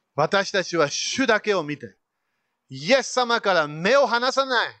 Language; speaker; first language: Japanese; native; Japanese